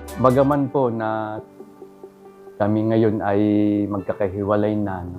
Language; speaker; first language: Filipino; native; Filipino